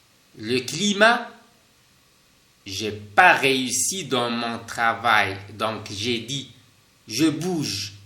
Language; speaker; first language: French; non-native, fluent; Spanish